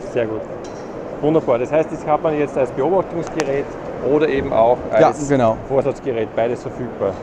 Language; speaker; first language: German; native; German